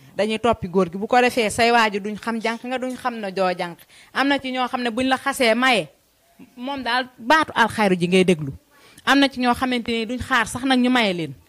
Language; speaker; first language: Wolof; native; Wolof